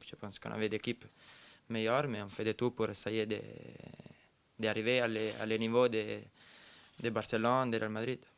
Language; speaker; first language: French; non-native, fluent; Italian